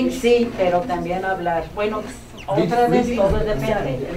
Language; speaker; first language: Spanish; non-native, fluent; English